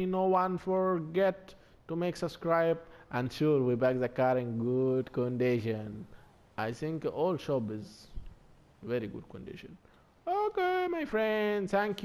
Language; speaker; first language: English; non-native, learner; Arabic